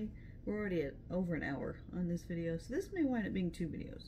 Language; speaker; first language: English; native; English